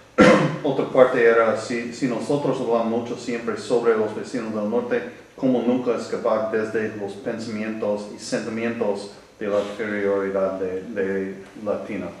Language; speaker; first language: Spanish; non-native, learner; English